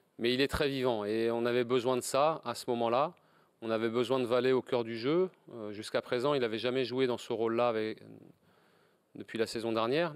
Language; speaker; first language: French; native; French